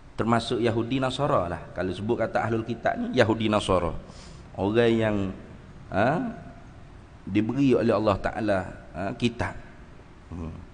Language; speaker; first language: Malay; native; Malay